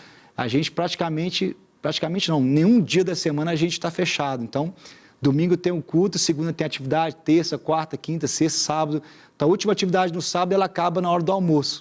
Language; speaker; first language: Portuguese; native; Portuguese